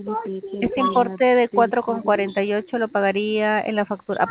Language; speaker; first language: Spanish; native; Spanish